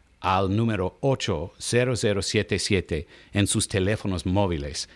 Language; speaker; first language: Spanish; non-native, learner; English